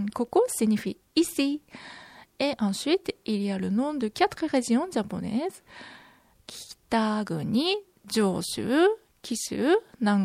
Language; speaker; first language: French; non-native, fluent; Japanese